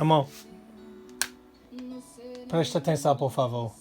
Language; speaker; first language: Portuguese; non-native, learner; English